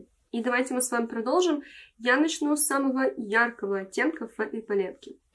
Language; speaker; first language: Russian; native; Russian